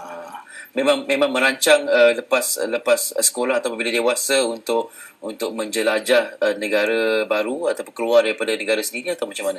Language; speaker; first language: Malay; native; Malay